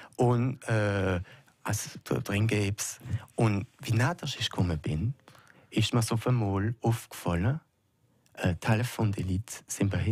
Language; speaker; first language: German; non-native, local second language; French